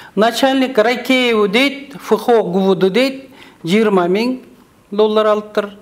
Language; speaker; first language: Russian; non-native, local second language; Kyrgyz